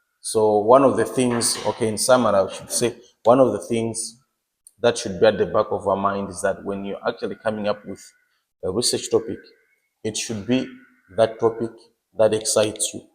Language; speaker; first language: English; non-native, local second language; Nyanja